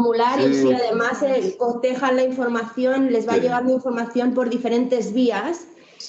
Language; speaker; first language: Spanish; native; Spanish